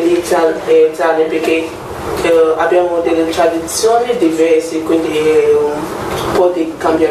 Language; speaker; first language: Italian; non-native, learner; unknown